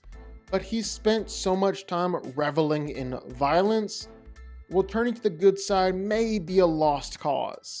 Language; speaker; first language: English; native; English